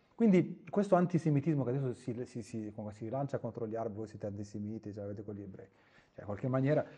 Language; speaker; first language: Italian; non-native, fluent; Arabic